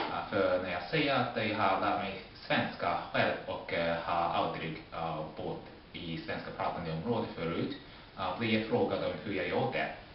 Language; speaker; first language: Swedish; non-native, fluent; Japanese